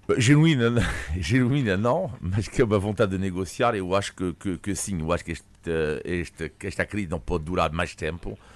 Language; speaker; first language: Portuguese; non-native, fluent; French